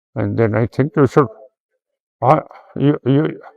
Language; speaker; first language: English; non-native, local second language; Punjabi